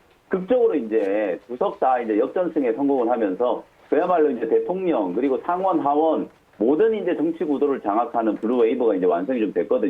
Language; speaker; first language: Korean; native; Korean